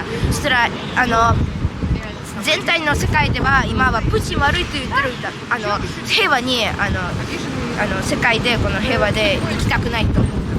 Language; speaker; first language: Japanese; non-native, learner; Russian